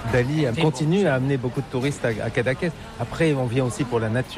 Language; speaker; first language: French; native; French